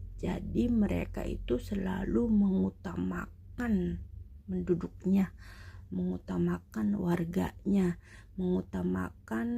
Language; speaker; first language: Indonesian; native; Indonesian